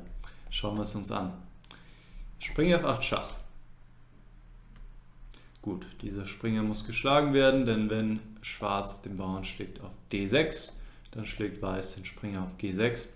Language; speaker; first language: German; native; German